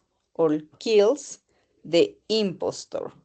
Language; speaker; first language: English; non-native, learner; Spanish